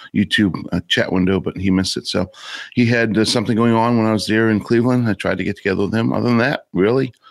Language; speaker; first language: English; native; English